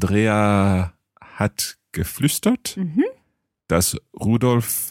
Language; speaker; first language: German; non-native, learner; English